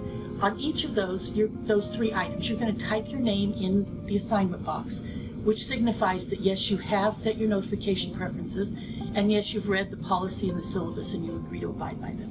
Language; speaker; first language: English; native; English